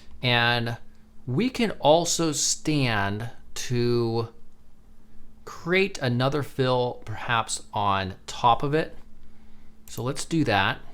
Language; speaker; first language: English; native; English